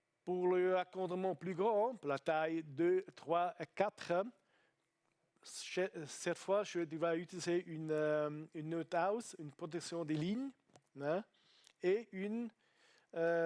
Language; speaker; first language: French; non-native, learner; Italian